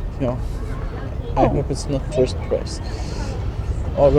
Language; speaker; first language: English; non-native, learner; Turkish